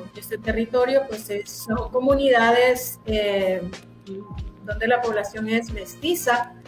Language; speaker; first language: Spanish; native; Spanish